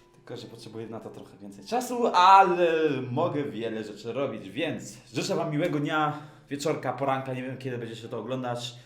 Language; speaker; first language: Polish; early bilingual, heritage; Polish